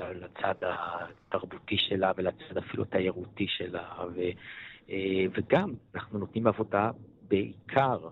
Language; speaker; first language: Hebrew; non-native, fluent; Italian